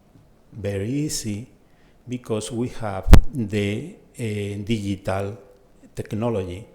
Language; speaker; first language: English; non-native, fluent; Spanish